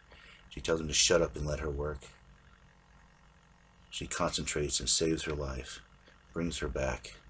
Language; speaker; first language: English; native; English